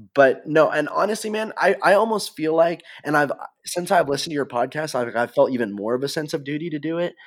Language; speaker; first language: English; native; English